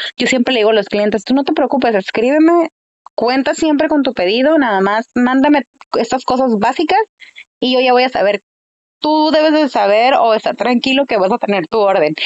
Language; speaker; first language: Spanish; early bilingual, heritage; Spanish